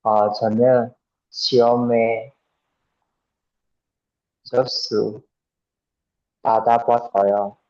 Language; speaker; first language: Korean; non-native, learner; Burmese